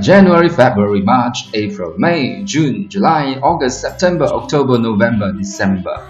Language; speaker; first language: English; non-native, local second language; Chinese